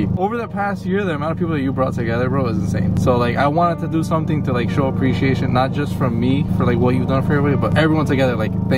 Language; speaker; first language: English; native; English